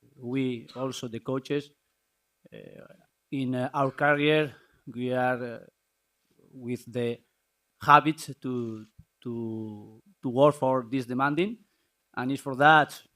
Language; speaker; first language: English; non-native, learner; Spanish